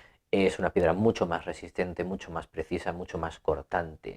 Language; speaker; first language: Spanish; native; Spanish